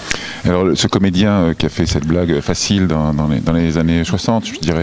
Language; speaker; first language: French; native; French